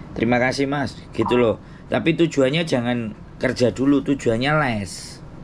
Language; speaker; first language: Indonesian; native; Indonesian